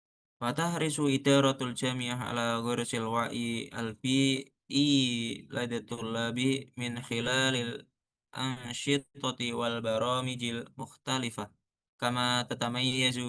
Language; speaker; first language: Arabic; non-native, learner; Indonesian